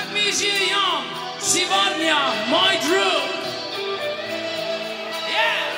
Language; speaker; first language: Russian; non-native, learner; German